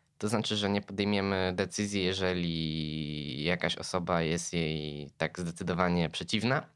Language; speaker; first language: Polish; native; Polish